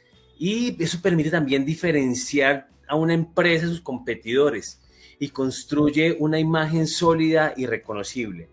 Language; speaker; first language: Spanish; native; Spanish